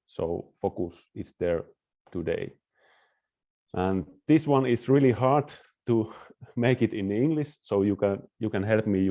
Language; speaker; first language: English; non-native, fluent; Finnish